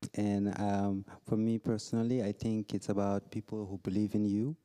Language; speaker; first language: English; non-native, fluent; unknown